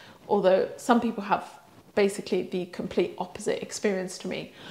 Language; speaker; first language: English; early bilingual, other home language; Swiss German